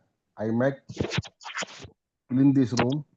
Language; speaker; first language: English; non-native, learner; Hindi